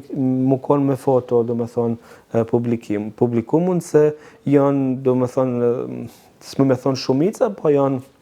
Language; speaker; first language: Albanian; non-native, local second language; Romany